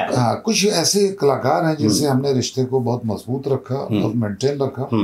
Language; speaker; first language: Hindi; native; Hindi